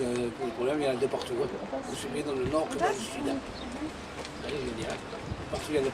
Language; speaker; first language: French; native; French